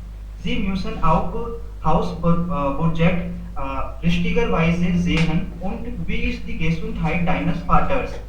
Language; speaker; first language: German; non-native, learner; Hindi